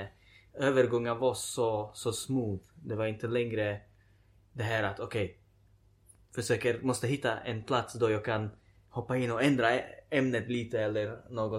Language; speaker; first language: Swedish; early bilingual, other home language; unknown